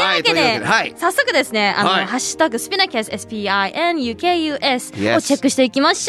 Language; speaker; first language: Japanese; early bilingual, heritage; Japanese